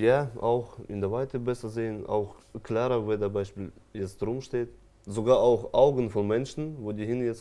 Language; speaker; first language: German; non-native, fluent; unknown